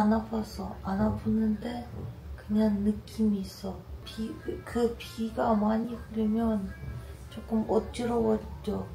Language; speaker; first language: Korean; non-native, learner; Ukrainian